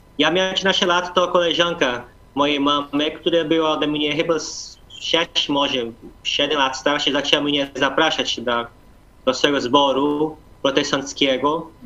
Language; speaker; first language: Polish; non-native, fluent; Portuguese